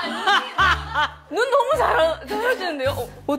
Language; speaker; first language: Korean; non-native, fluent; Indonesian